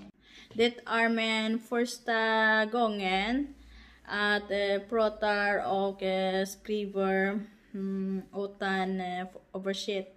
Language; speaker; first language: Swedish; non-native, learner; Filipino